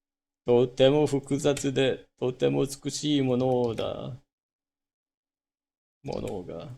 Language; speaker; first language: Japanese; non-native, learner; English